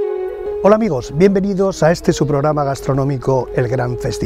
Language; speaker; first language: Spanish; native; Spanish